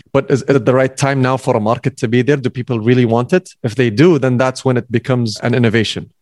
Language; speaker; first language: English; non-native, fluent; Arabic